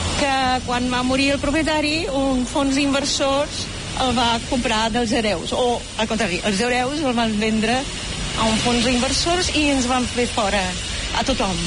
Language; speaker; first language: Catalan; non-native, fluent; German